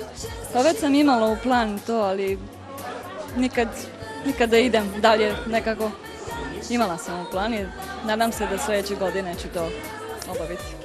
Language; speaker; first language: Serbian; non-native, fluent; Romanian